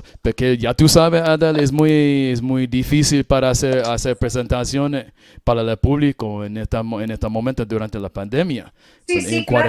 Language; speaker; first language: Spanish; non-native, learner; English